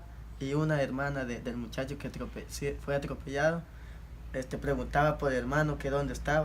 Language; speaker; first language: Spanish; native; Spanish